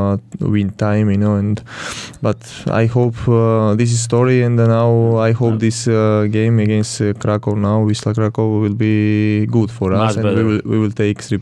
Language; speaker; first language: English; non-native, learner; Georgian